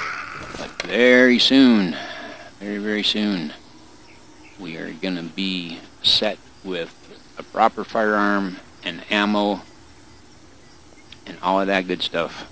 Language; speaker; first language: English; native; English